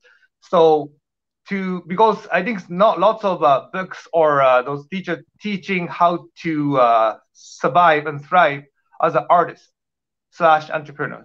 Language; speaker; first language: English; non-native, fluent; Japanese